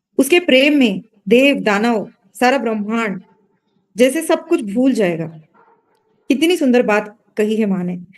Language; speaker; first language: Hindi; non-native, local second language; Marathi